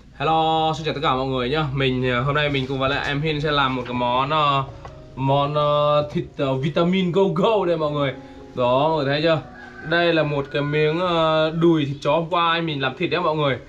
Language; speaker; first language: Vietnamese; non-native, local second language; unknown